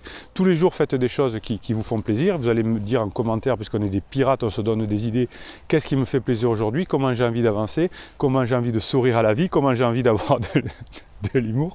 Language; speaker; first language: French; native; French